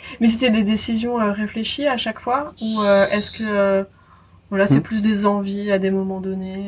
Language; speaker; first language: French; native; French